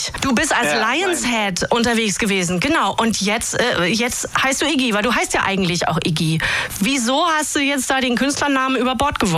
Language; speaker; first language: German; native; German